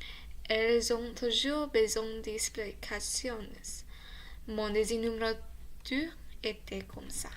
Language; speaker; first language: French; non-native, learner; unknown